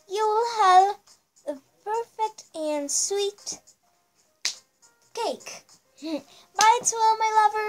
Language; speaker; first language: English; non-native, learner; Spanish